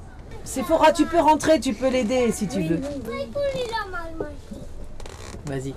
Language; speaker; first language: French; native; French